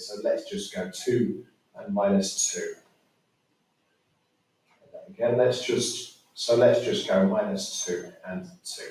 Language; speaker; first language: English; native; English